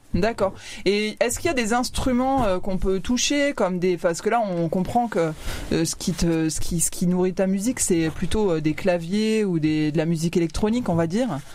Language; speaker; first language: French; native; French